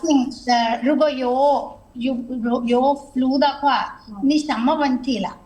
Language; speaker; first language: Chinese; non-native, fluent; Telugu